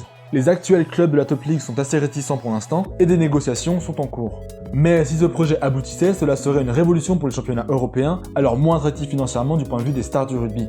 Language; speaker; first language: French; native; French